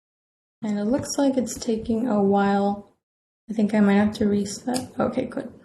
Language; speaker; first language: English; native; English